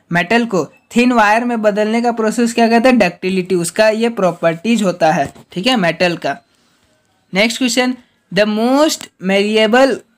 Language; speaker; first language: Hindi; native; Hindi